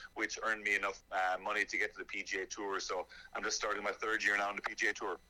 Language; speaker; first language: English; native; English